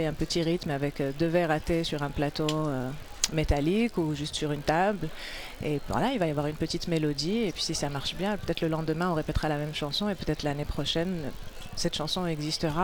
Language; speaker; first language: French; non-native, local second language; Arabic